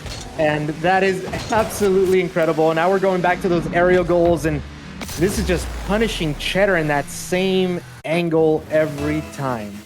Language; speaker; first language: English; native; English